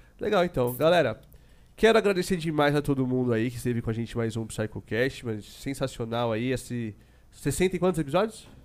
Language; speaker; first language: Portuguese; native; Portuguese